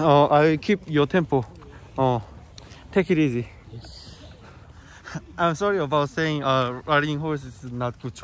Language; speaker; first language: English; non-native, learner; Korean